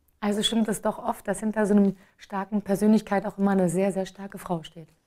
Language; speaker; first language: German; native; German